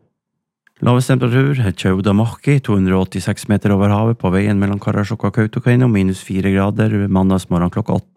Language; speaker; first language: Norwegian; native; Norwegian